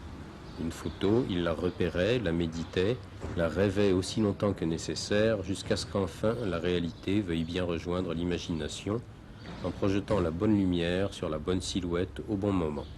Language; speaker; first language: French; native; French